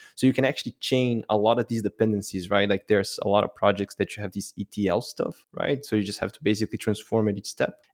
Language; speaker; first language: English; non-native, fluent; Portuguese